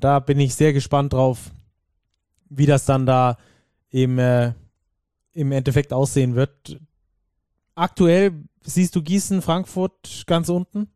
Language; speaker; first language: German; native; German